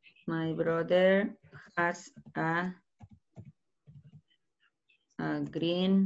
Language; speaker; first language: English; non-native, learner; Spanish